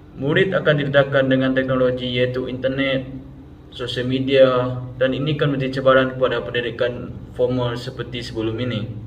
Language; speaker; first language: Malay; non-native, local second language; Iban